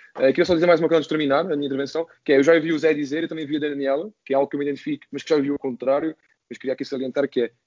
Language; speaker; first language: Portuguese; native; Portuguese